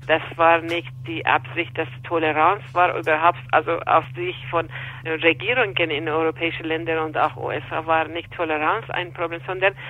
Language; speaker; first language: German; non-native, fluent; Persian